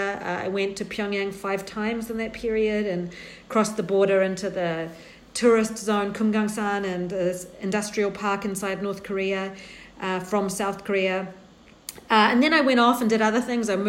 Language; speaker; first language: English; native; English